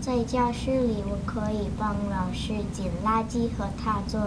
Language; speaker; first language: Chinese; non-native, learner; English